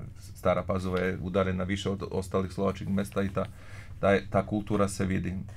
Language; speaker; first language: Croatian; non-native, local second language; Slovak